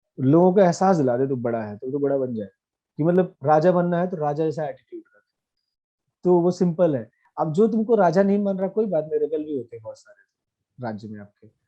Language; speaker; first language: Hindi; native; Hindi